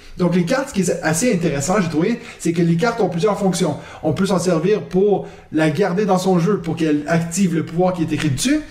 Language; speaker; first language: French; non-native, local second language; German